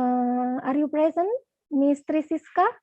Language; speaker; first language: English; non-native, learner; Indonesian